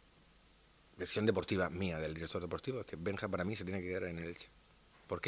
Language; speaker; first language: Spanish; native; Spanish